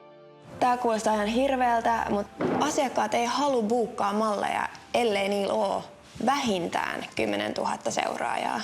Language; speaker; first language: Finnish; native; Finnish